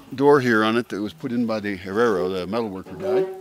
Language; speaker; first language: English; native; English